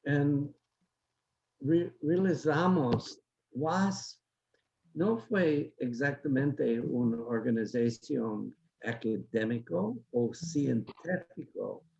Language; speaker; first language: Spanish; non-native, learner; English